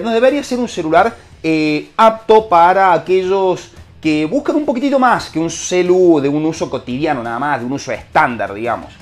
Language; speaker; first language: Spanish; native; Spanish